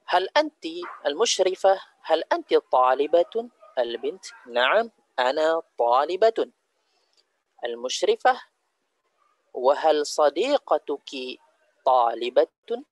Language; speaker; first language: Arabic; non-native, fluent; Indonesian